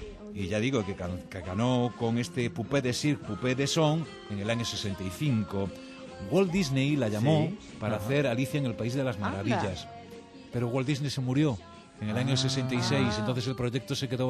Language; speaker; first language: Spanish; native; Spanish